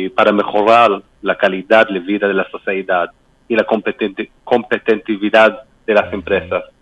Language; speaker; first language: Spanish; non-native, learner; Hebrew